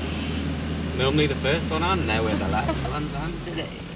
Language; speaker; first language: English; native; English